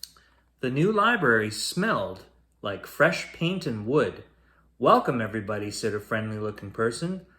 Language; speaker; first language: English; native; English